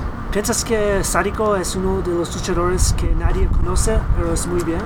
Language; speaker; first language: Spanish; non-native, learner; English